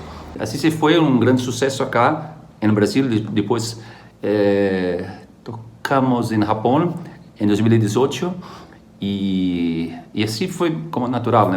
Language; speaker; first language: Spanish; non-native, fluent; Portuguese